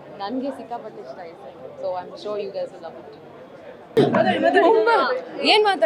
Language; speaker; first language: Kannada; non-native, learner; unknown